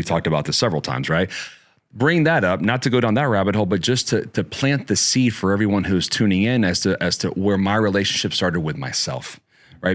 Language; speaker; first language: English; native; English